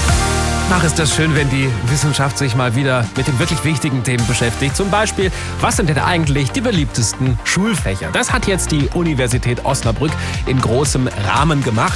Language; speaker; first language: German; native; German